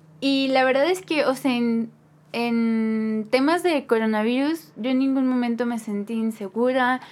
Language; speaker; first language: Spanish; native; Spanish